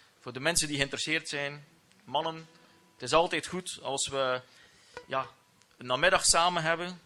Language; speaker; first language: Dutch; native; Dutch